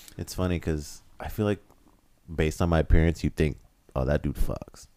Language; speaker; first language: English; native; English